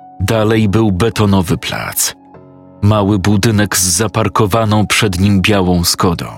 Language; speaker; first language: Polish; native; Polish